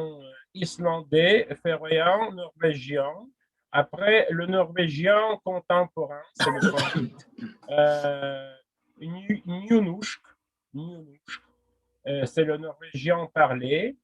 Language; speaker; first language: French; non-native, fluent; Russian